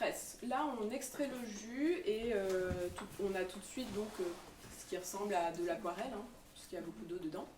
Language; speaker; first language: French; native; French